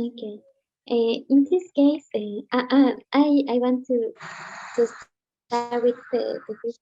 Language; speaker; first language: English; non-native, learner; Spanish